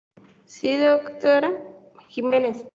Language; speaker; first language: Spanish; native; Spanish